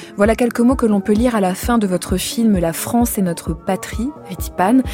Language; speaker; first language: French; native; French